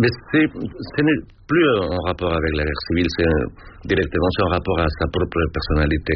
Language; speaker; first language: French; non-native, fluent; Spanish